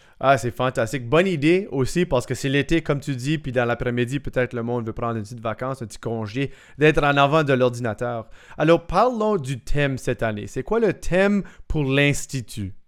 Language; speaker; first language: French; native; French